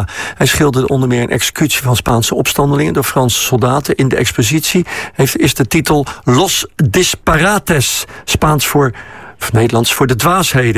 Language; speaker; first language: Dutch; native; Dutch